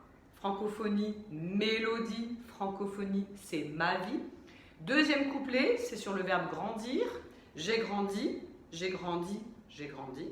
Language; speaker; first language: French; native; French